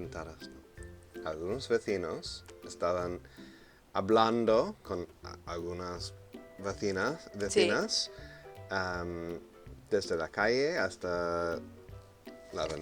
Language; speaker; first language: Spanish; non-native, fluent; English